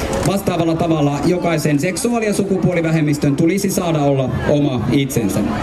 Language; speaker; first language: Finnish; native; Finnish